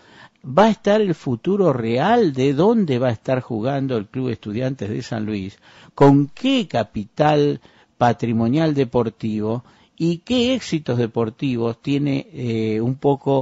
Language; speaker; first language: Spanish; native; Spanish